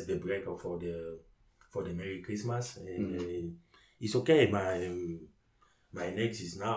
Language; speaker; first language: English; non-native, learner; French